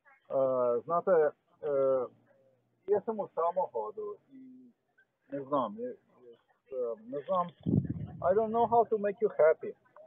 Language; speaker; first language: Polish; non-native, learner; Slovenian